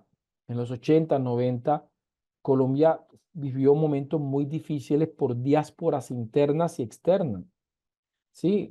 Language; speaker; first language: Spanish; native; Spanish